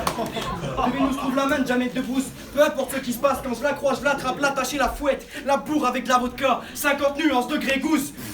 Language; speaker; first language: French; native; French